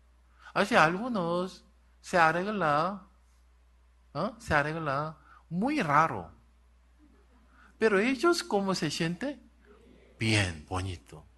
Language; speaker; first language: Spanish; non-native, learner; Korean